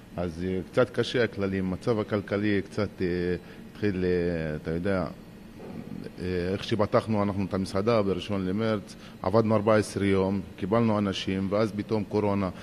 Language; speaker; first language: Hebrew; non-native, local second language; Arabic